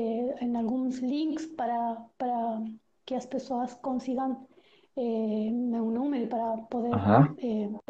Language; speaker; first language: Portuguese; non-native, learner; Spanish